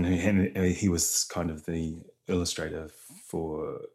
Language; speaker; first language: English; native; English